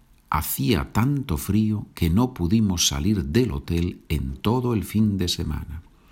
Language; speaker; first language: Spanish; native; Spanish